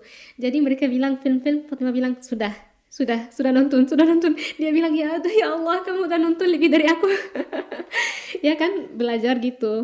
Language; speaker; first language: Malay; non-native, fluent; Arabic